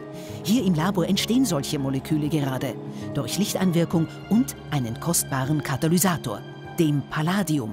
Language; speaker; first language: German; native; German